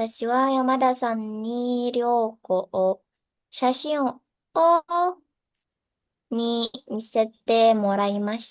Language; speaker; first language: Japanese; non-native, learner; Indonesian